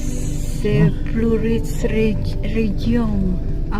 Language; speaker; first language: French; non-native, learner; Indonesian